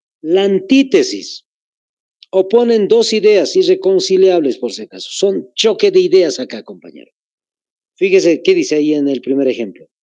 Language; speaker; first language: Spanish; native; Spanish